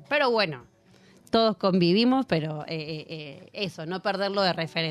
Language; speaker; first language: Spanish; native; Spanish